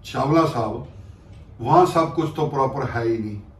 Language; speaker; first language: Hindi; non-native, local second language; Punjabi